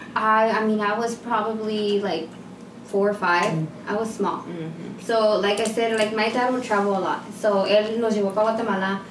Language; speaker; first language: English; native; English